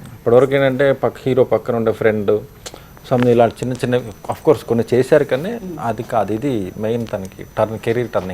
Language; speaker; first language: Telugu; native; Telugu